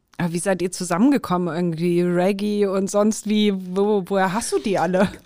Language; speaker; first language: German; native; German